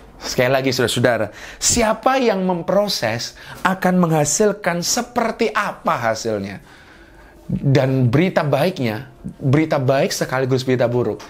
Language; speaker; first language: Indonesian; native; Indonesian